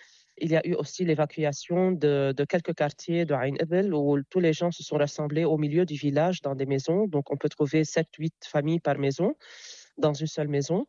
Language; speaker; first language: French; non-native, local second language; Arabic